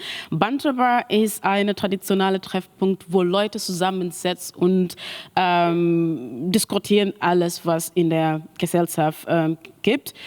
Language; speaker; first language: German; non-native, learner; Mandingo